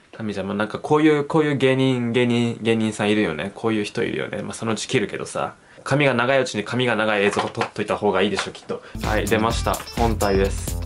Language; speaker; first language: Japanese; native; Japanese